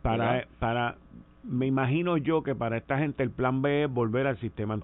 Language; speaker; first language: Spanish; native; Spanish